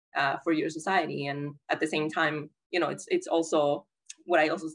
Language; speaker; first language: English; non-native, fluent; Spanish